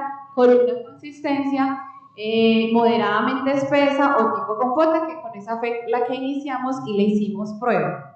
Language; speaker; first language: Spanish; native; Spanish